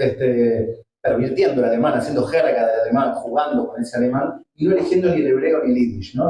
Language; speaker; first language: Spanish; native; Spanish